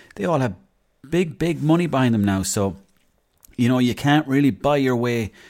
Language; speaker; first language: English; native; English